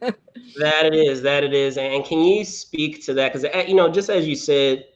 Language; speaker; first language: English; native; English